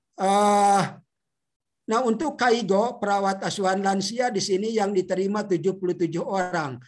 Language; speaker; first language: Indonesian; native; Indonesian